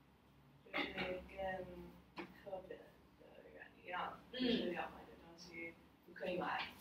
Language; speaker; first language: Chinese; non-native, learner; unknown